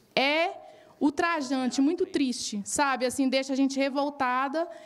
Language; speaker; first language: Portuguese; native; Portuguese